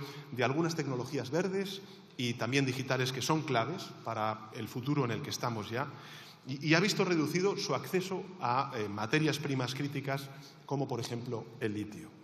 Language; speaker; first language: Spanish; native; Spanish